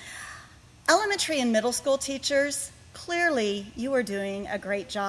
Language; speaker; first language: English; native; English